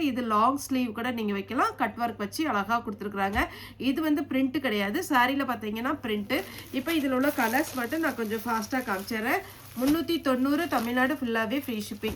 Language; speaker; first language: Tamil; native; Tamil